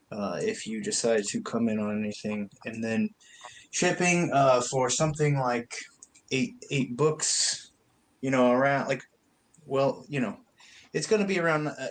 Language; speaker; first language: English; native; English